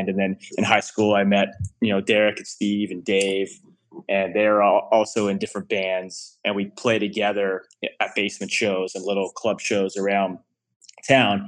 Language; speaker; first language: English; native; English